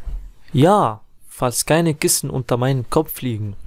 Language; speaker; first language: German; non-native, fluent; Arabic